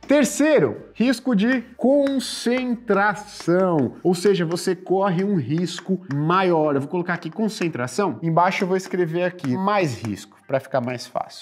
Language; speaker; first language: Portuguese; native; Portuguese